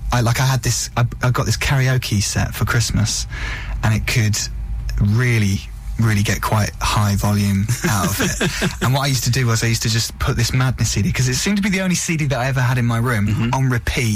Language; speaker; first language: English; native; English